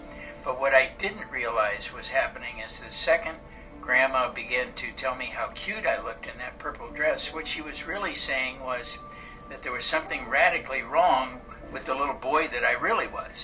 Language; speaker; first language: English; native; English